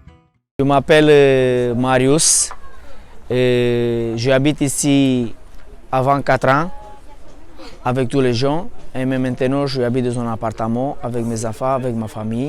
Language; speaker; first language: French; non-native, learner; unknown